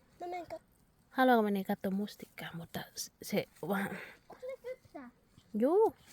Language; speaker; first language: Finnish; non-native, learner; Thai